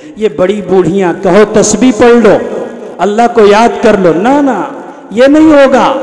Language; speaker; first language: Urdu; native; Urdu